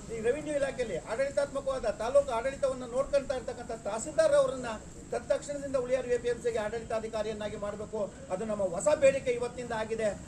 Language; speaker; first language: Kannada; native; Kannada